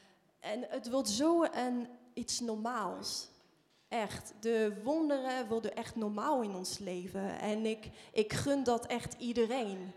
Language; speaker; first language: Dutch; non-native, fluent; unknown